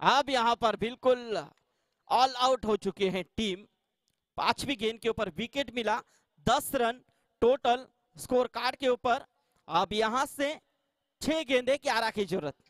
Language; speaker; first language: Hindi; non-native, local second language; Marathi